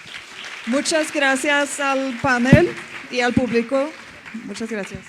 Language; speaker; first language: Spanish; non-native, fluent; Norwegian